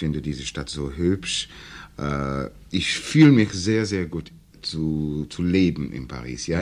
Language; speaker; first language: German; non-native, learner; English